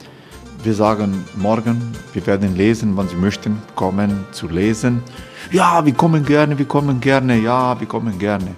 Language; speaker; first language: German; non-native, learner; Croatian